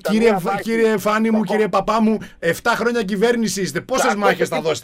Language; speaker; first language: Greek; native; Greek